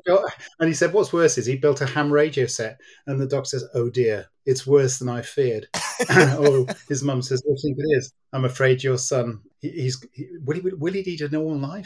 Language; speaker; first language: English; native; English